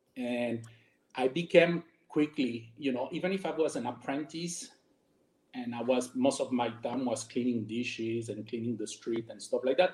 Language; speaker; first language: English; non-native, fluent; French